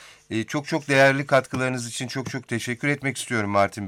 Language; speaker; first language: Turkish; native; Turkish